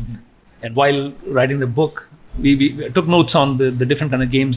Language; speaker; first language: English; non-native, local second language; Hindi